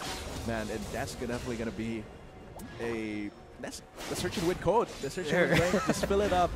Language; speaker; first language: English; non-native, local second language; Filipino